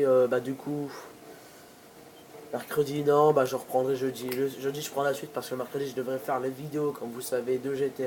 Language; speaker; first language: French; native; French